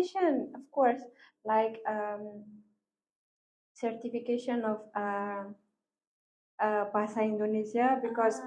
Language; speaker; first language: English; non-native, learner; Malagasy